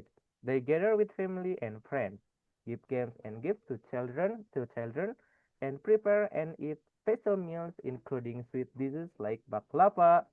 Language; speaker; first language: English; non-native, fluent; Indonesian